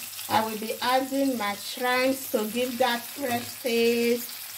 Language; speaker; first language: English; non-native, local second language; Bini